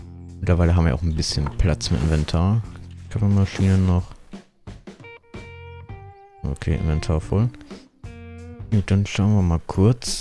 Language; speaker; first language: German; native; German